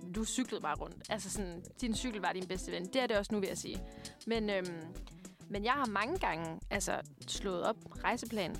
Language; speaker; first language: Danish; native; Danish